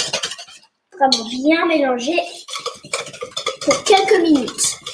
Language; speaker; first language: French; non-native, fluent; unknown